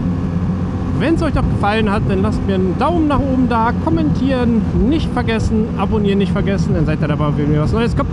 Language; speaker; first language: German; native; German